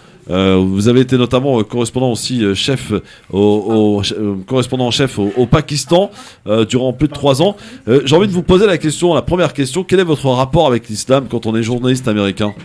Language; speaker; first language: French; native; French